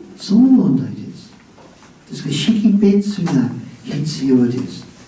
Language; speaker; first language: Japanese; non-native, fluent; English